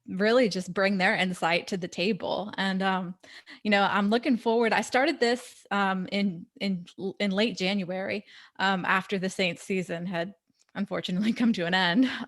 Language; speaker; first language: English; native; English